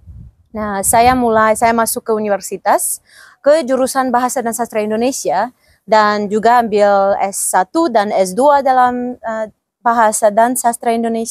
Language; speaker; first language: Indonesian; non-native, fluent; Ukrainian